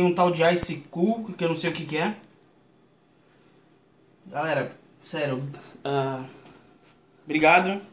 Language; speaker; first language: Portuguese; native; Portuguese